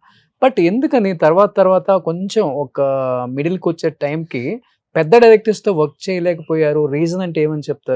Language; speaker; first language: Telugu; native; Telugu